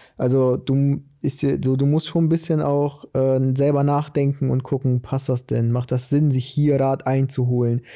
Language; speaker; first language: German; early bilingual, other home language; Portuguese